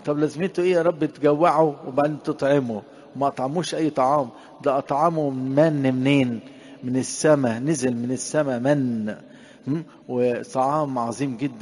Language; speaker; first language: Arabic; native; Arabic